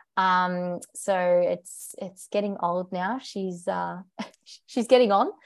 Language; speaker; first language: English; native; English